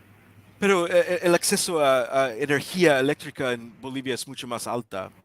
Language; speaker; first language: Spanish; non-native, learner; English